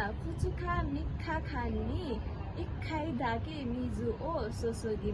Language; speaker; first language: Japanese; non-native, learner; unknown